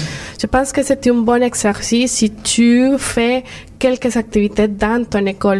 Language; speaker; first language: French; non-native, learner; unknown